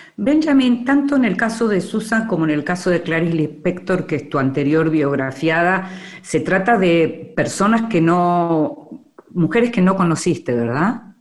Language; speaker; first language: Spanish; native; Spanish